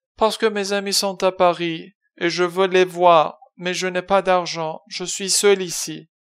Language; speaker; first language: French; non-native, fluent; Persian